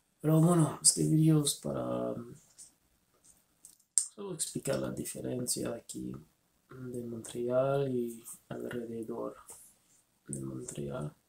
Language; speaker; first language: Spanish; non-native, learner; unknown